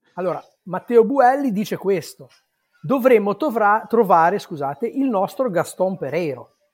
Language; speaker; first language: Italian; native; Italian